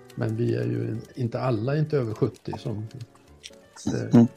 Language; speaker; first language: Swedish; native; Swedish